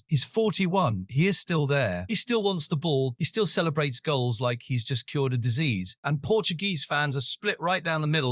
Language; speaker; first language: English; native; English